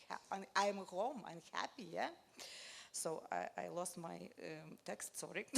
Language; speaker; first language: English; non-native, learner; Lithuanian